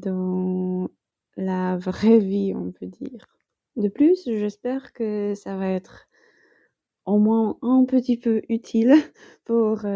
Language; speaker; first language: French; non-native, fluent; Polish